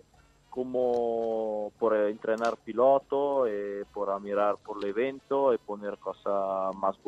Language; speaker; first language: Spanish; non-native, learner; Italian